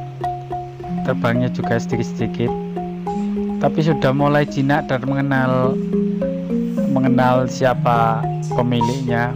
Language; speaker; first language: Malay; non-native, local second language; Javanese